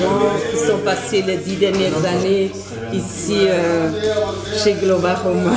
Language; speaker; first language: French; native; French